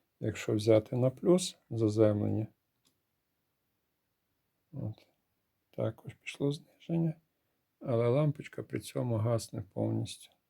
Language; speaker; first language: Ukrainian; native; Ukrainian